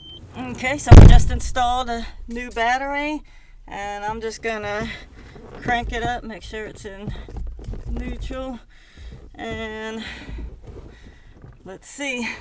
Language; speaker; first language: English; native; English